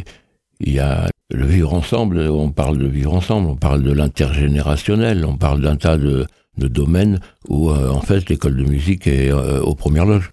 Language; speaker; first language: French; native; French